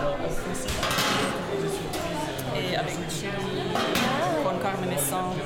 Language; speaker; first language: French; non-native, learner; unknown